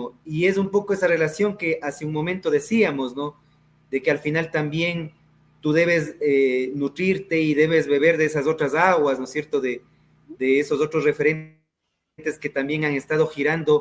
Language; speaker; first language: Spanish; native; Spanish